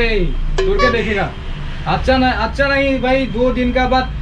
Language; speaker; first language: Hindi; non-native, local second language; Assamese